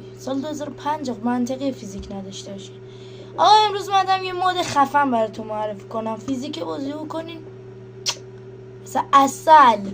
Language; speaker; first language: Persian; native; Persian